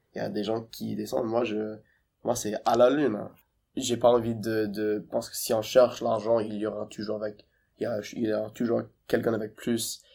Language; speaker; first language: French; non-native, fluent; English